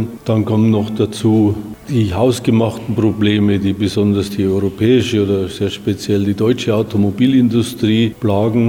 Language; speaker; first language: German; native; German